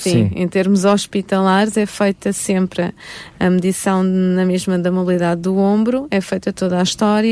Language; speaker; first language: Portuguese; native; Portuguese